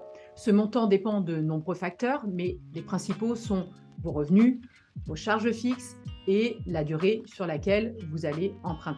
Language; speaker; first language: French; native; French